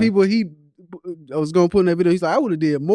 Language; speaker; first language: English; native; English